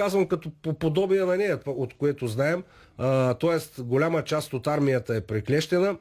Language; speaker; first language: Bulgarian; native; Bulgarian